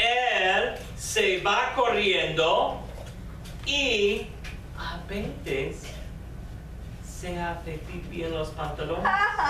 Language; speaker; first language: Spanish; non-native, fluent; English